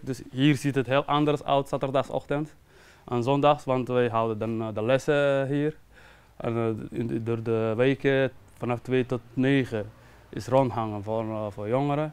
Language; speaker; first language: Dutch; non-native, fluent; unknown